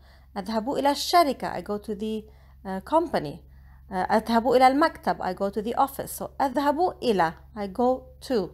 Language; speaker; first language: Arabic; non-native, fluent; English